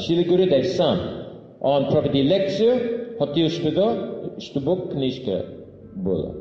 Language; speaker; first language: Russian; non-native, fluent; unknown